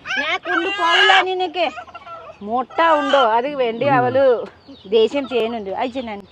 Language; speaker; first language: Malayalam; non-native, learner; Nepali